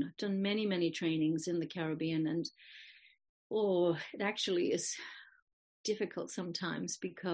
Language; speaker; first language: English; native; English